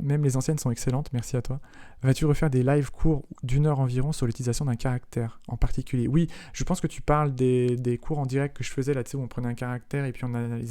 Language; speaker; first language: French; native; French